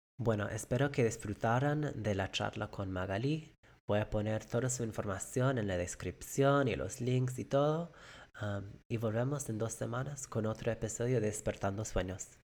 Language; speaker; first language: Spanish; non-native, fluent; English